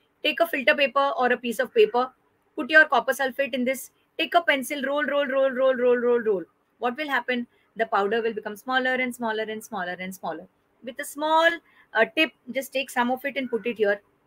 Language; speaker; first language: English; non-native, local second language; Hindi